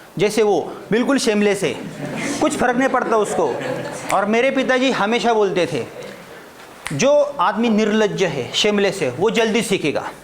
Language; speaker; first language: Hindi; non-native, local second language; Marathi